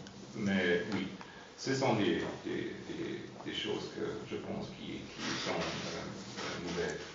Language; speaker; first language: French; non-native, fluent; German